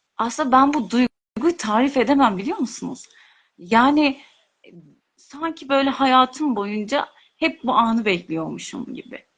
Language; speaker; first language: Turkish; non-native, local second language; Kurdish